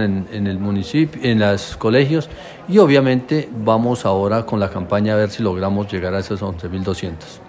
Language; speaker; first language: Spanish; native; Spanish